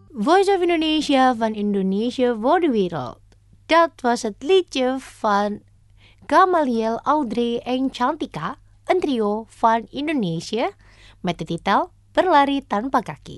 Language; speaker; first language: Dutch; non-native, learner; Indonesian